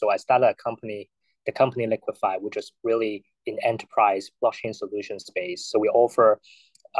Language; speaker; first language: English; non-native, local second language; Cantonese